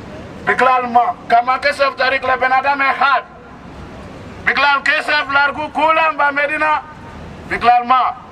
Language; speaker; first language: Hebrew; non-native, learner; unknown